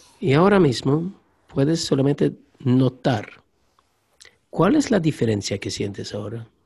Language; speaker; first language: Spanish; non-native, learner; Swedish